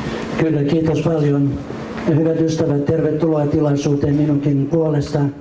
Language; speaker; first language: Finnish; non-native, fluent; Central Kurdish